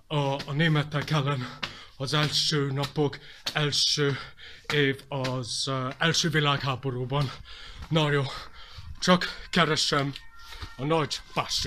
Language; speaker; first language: Hungarian; non-native, learner; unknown